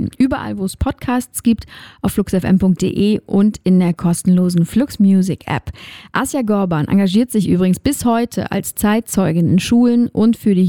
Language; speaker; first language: German; native; German